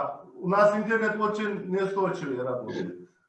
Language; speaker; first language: Russian; non-native, local second language; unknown